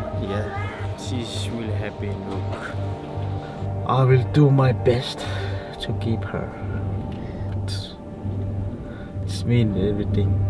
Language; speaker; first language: English; non-native, learner; Kalaallisut